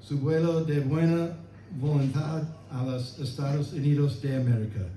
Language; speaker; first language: Spanish; non-native, learner; English